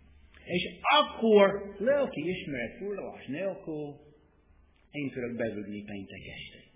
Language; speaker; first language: Hungarian; non-native, fluent; English